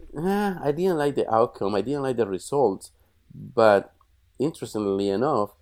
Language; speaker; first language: English; non-native, fluent; Spanish